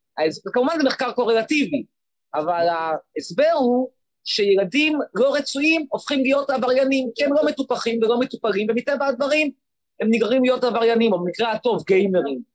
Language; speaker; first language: Hebrew; native; Hebrew